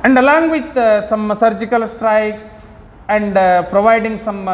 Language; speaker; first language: English; non-native, local second language; Kannada